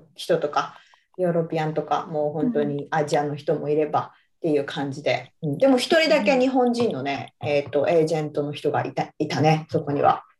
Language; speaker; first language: Japanese; native; Japanese